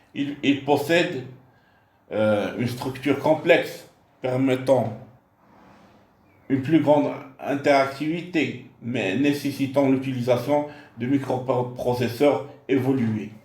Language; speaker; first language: French; non-native, local second language; Arabic